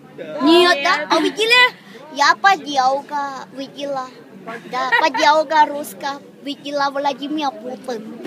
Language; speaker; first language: Russian; non-native, learner; Thai